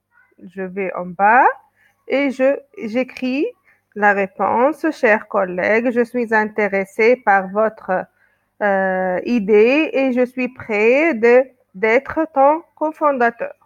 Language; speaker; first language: French; non-native, local second language; Arabic